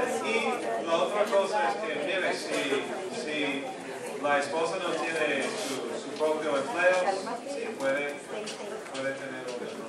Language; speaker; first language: Spanish; non-native, fluent; English